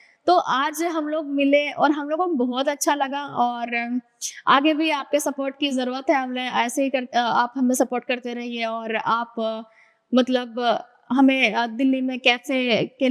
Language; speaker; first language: Hindi; native; Hindi